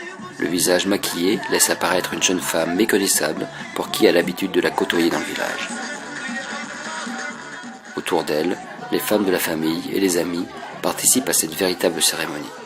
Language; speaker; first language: French; native; French